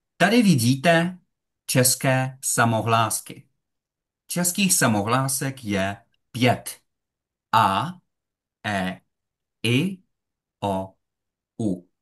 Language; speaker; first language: Czech; non-native, fluent; Russian